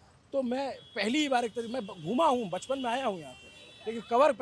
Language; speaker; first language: Hindi; native; Hindi